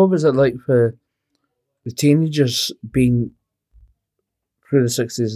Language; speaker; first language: English; native; English